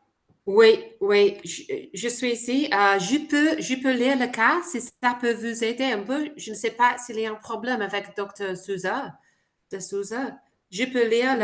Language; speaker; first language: French; non-native, fluent; English